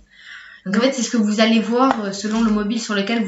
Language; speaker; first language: French; native; French